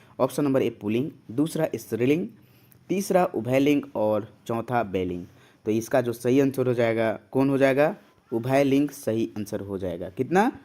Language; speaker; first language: Hindi; native; Hindi